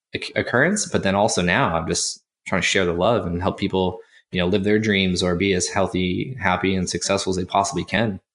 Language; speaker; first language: English; native; English